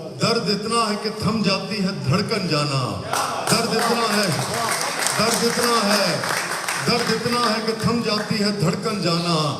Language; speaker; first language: Urdu; non-native, local second language; Punjabi